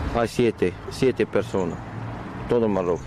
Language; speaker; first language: Spanish; non-native, learner; Arabic